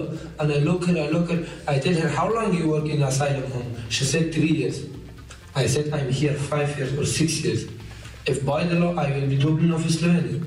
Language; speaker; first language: English; non-native, learner; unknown